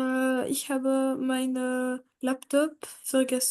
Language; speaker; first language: German; non-native, learner; French